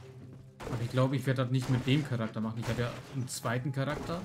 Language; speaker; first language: German; native; German